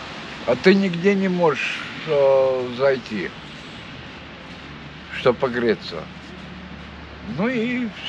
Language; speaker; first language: Russian; non-native, local second language; Latvian